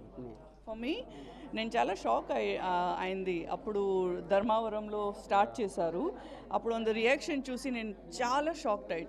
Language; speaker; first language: Telugu; non-native, learner; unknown